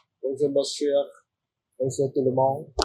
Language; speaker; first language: French; non-native, learner; Vietnamese